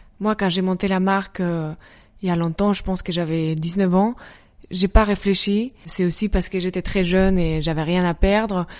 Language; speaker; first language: French; non-native, fluent; Spanish